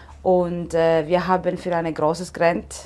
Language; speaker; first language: German; non-native, fluent; Italian